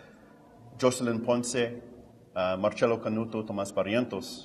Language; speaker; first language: Spanish; non-native, fluent; English